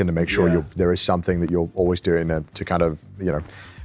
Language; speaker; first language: English; native; English